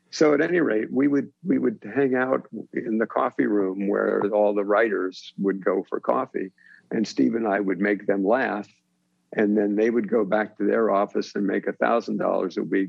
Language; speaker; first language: English; native; English